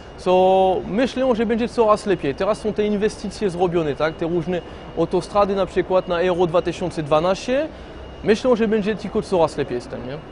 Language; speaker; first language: Polish; non-native, fluent; French